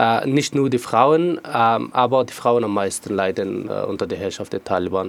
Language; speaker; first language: German; non-native, fluent; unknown